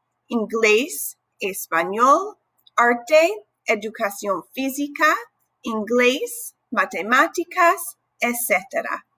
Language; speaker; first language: Spanish; non-native, fluent; English